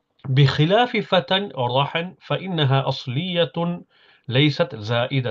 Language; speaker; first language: Arabic; non-native, fluent; English